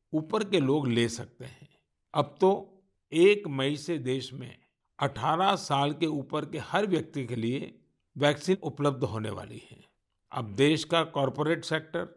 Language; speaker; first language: Hindi; non-native, local second language; Gujarati